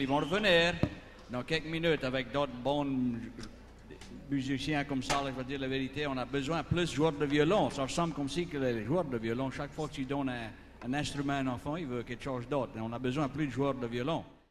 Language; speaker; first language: French; early bilingual, heritage; French